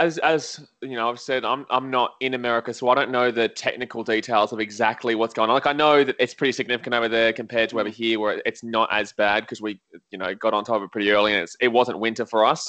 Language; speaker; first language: English; native; English